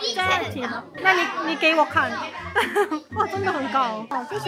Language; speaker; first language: Chinese; non-native, fluent; Korean